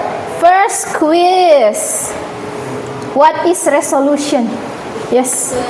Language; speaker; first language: English; non-native, learner; Indonesian